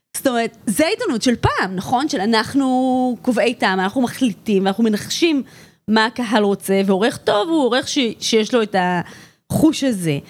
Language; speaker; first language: Hebrew; native; Hebrew